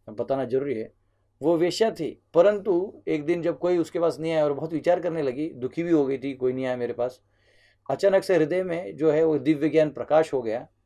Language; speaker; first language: Hindi; native; Hindi